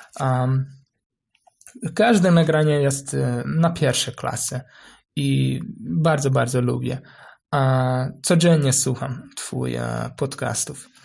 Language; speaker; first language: Polish; non-native, learner; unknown